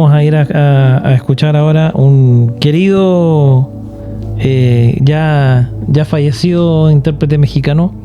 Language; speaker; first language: Spanish; native; Spanish